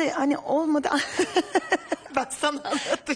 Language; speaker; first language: Turkish; native; Turkish